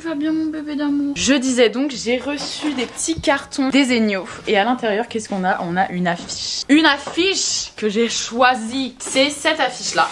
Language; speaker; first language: French; native; French